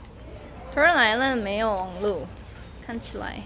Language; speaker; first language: Chinese; non-native, learner; Korean